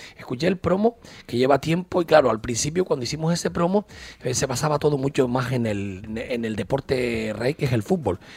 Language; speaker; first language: Spanish; native; Spanish